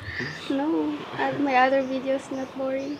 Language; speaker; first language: English; non-native, learner; Cebuano